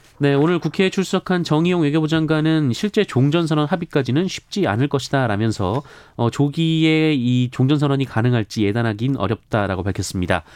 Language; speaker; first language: Korean; native; Korean